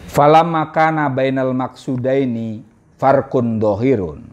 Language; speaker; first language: Arabic; non-native, fluent; Indonesian